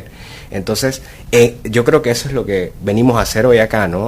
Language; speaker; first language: Spanish; native; Spanish